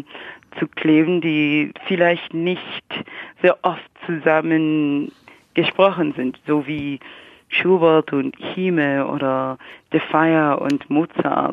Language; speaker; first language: German; non-native, fluent; English